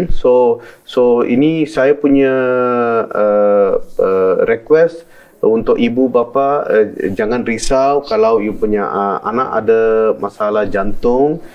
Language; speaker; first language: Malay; non-native, local second language; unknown